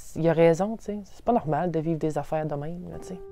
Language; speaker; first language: French; native; French